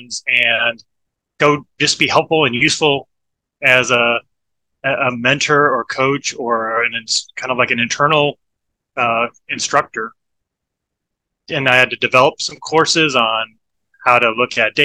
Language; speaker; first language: English; native; English